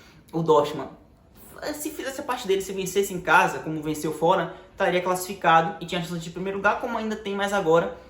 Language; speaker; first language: Portuguese; native; Portuguese